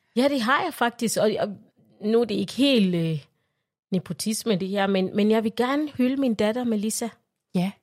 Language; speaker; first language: Danish; non-native, fluent; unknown